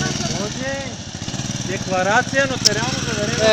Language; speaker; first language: Bulgarian; native; Bulgarian